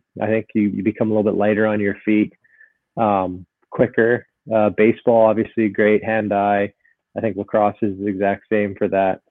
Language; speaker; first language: English; native; English